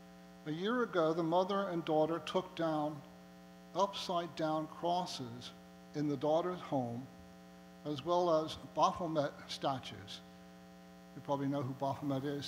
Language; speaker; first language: English; native; English